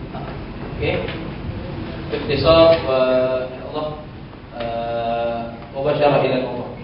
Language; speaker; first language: Arabic; non-native, fluent; Malay